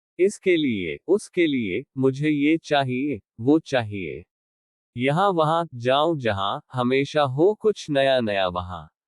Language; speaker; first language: Hindi; non-native, local second language; Marathi